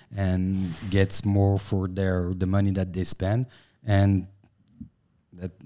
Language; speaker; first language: English; non-native, fluent; French